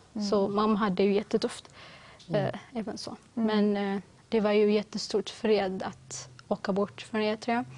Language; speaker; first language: Swedish; early bilingual, other home language; Tigrinya